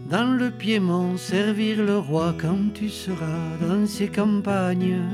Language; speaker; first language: French; native; French